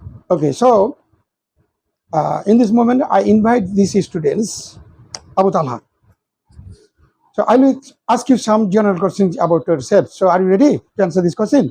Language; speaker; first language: English; non-native, local second language; Bangla